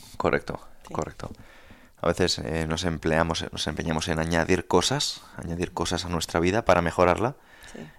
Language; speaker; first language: Spanish; native; Spanish